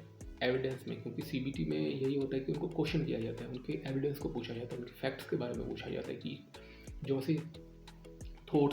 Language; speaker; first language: Hindi; non-native, local second language; Punjabi